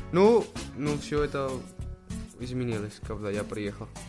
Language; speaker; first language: Russian; non-native, learner; Spanish